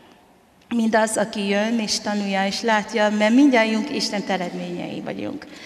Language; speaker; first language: Hungarian; non-native, fluent; Tongan